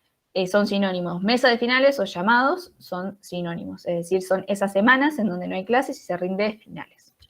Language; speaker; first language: Spanish; native; Spanish